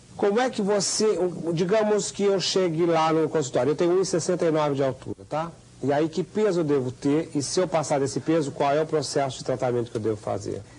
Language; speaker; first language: Portuguese; native; Portuguese